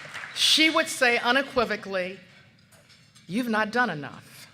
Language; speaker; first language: English; native; English